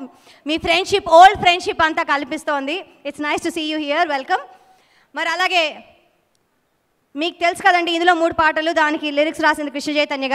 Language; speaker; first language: Telugu; native; Telugu